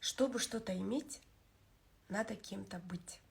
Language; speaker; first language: Russian; non-native, local second language; Kazakh